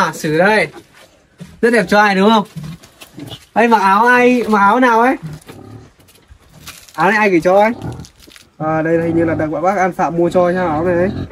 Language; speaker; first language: Vietnamese; native; Vietnamese